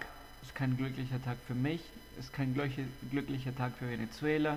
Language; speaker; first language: German; non-native, fluent; Spanish